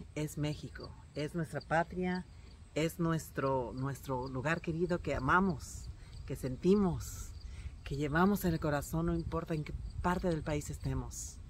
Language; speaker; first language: Spanish; native; Spanish